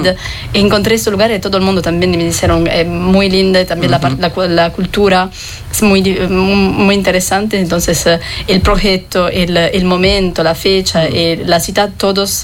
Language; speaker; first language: Spanish; non-native, fluent; French